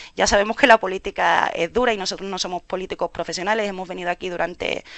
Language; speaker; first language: Spanish; native; Spanish